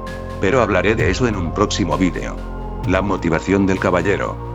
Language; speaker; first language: Spanish; native; Spanish